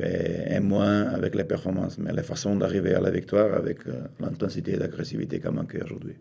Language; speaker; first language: French; non-native, fluent; Portuguese